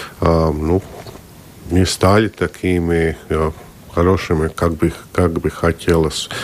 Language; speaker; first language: Russian; non-native, local second language; Latvian